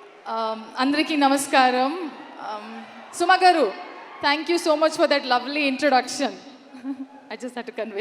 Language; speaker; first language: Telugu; non-native, learner; Kannada